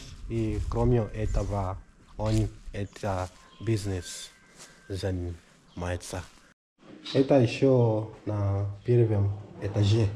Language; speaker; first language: Russian; non-native, learner; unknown